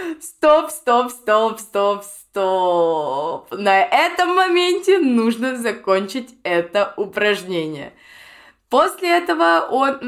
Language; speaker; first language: Russian; native; Russian